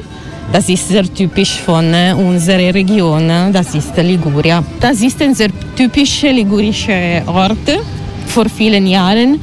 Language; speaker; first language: German; non-native, learner; Italian